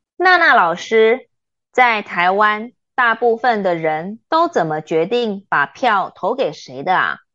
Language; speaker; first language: Chinese; native; Chinese